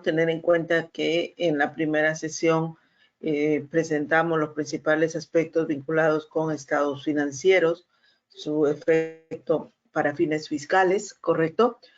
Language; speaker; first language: Spanish; native; Spanish